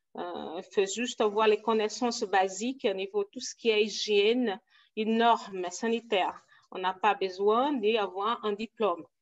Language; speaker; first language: French; non-native, fluent; Portuguese